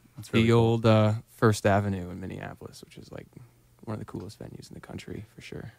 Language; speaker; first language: English; native; English